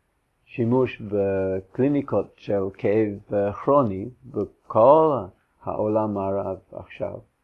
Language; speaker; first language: Hebrew; non-native, fluent; English